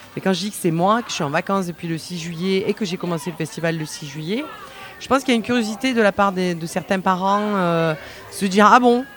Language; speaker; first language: French; native; French